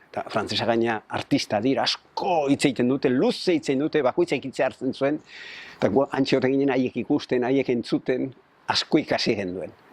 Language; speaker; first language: Basque; native; Basque